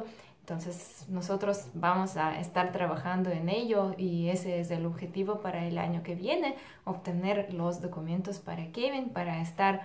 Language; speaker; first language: Spanish; non-native, fluent; Russian